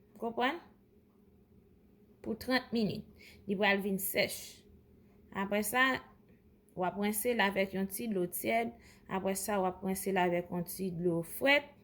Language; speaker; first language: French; non-native, local second language; Haitian Creole